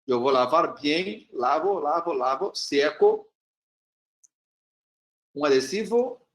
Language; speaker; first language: Spanish; non-native, learner; Portuguese